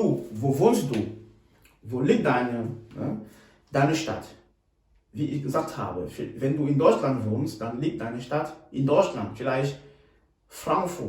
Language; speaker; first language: German; non-native, fluent; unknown